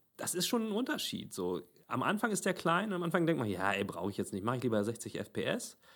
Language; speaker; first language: German; native; German